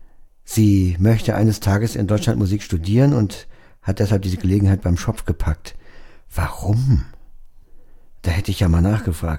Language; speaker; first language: German; native; German